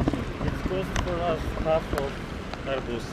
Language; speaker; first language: English; non-native, learner; Russian